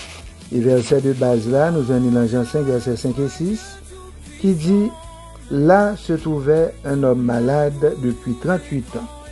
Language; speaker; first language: French; non-native, local second language; Haitian Creole